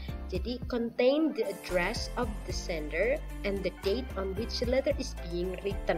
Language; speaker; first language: English; non-native, fluent; Indonesian